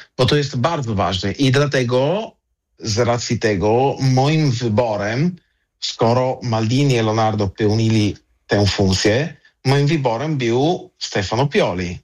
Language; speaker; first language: Polish; non-native, fluent; Italian